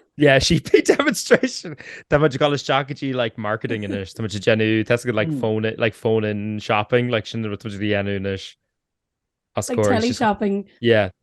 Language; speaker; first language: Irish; native; Irish